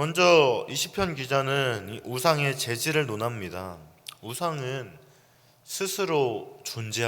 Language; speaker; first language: Korean; native; Korean